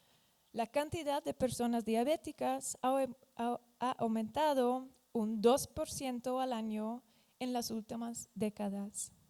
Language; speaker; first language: Spanish; non-native, fluent; Dutch